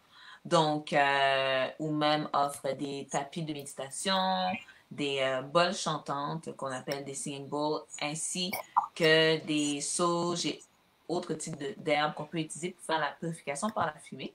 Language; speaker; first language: French; native; French